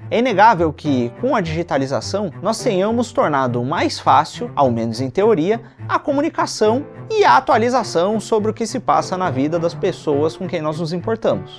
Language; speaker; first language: Portuguese; native; Portuguese